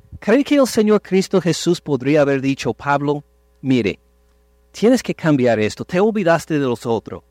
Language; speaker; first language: Spanish; non-native, fluent; English